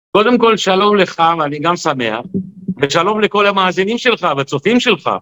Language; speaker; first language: Hebrew; non-native, fluent; Russian